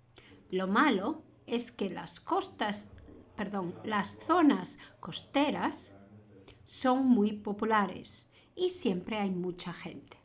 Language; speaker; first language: Spanish; non-native, fluent; English